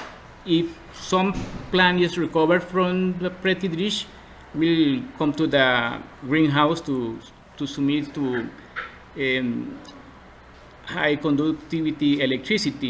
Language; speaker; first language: English; non-native, learner; Spanish